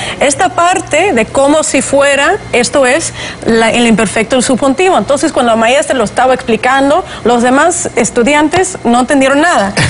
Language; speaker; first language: Spanish; non-native, fluent; Russian